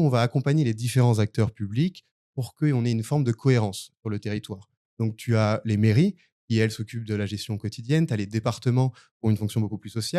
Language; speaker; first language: French; native; French